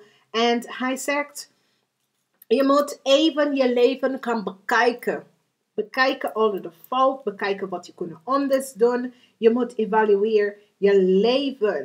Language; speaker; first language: Dutch; non-native, learner; English